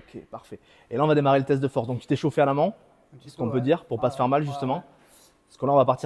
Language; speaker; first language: French; native; French